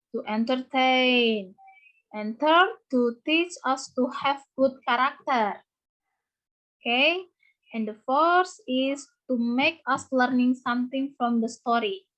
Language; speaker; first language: English; non-native, learner; Indonesian